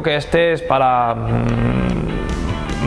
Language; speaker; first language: Spanish; non-native, learner; Japanese